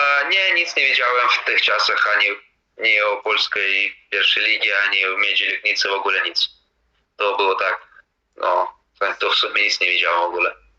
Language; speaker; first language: Polish; non-native, fluent; Latvian